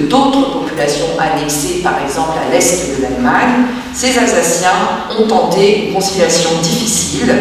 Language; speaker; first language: French; native; French